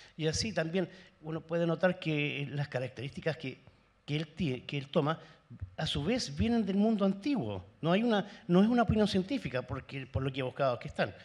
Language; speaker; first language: Spanish; native; Spanish